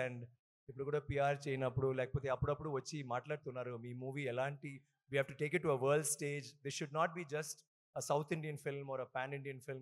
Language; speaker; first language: Telugu; non-native, local second language; Tamil